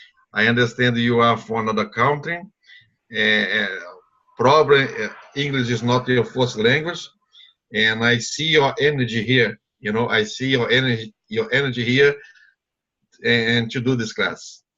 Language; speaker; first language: English; non-native, fluent; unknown